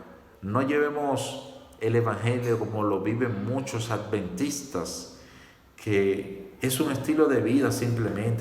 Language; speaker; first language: Spanish; native; Spanish